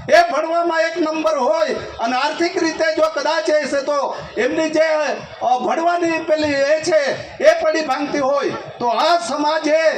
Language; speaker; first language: Gujarati; non-native, local second language; Kukna